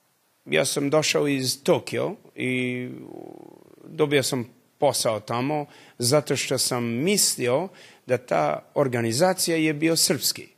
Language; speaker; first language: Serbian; early bilingual, heritage; English